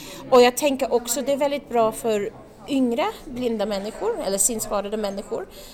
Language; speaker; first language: Swedish; non-native, fluent; English